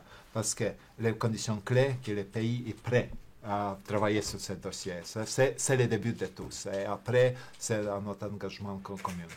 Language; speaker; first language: French; non-native, fluent; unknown